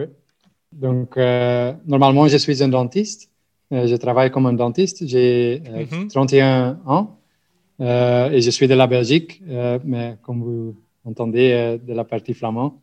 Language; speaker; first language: French; non-native, local second language; Dutch